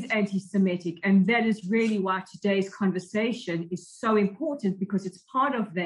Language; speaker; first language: English; native; English